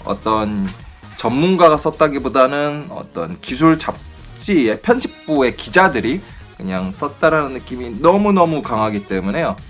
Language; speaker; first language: Korean; native; Korean